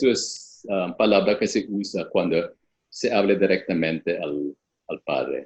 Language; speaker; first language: Spanish; non-native, fluent; Filipino